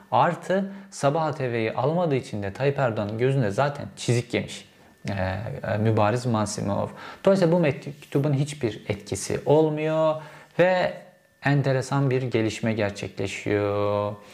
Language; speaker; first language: Turkish; native; Turkish